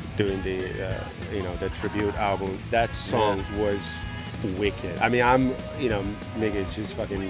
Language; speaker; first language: English; non-native, fluent; Portuguese